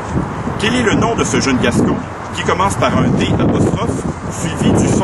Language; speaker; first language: French; native; French